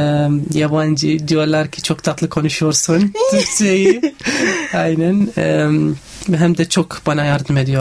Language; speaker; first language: Turkish; non-native, learner; Arabic